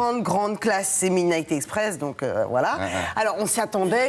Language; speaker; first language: French; native; French